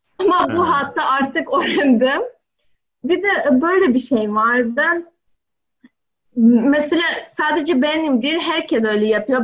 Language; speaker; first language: Turkish; non-native, learner; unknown